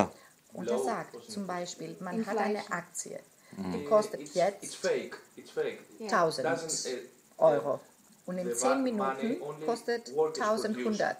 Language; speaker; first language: German; non-native, fluent; Greek